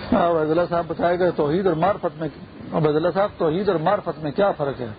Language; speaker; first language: Urdu; non-native, local second language; Pashto